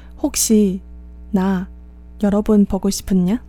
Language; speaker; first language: Korean; non-native, fluent; Chinese